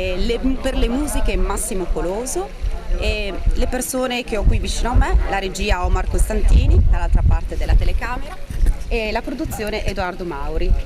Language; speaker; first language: Italian; native; Italian